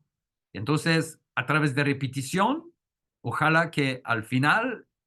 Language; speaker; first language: Spanish; non-native, fluent; French